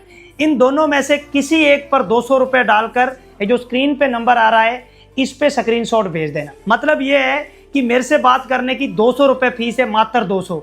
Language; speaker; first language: Hindi; native; Hindi